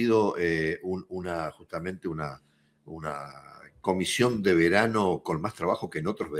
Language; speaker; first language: Spanish; native; Spanish